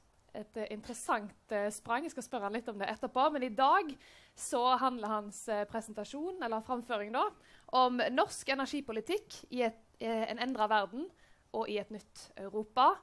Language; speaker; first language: Norwegian; native; Norwegian